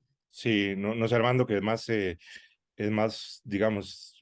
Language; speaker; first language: Spanish; native; Spanish